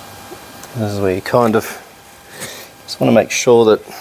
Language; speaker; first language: English; native; English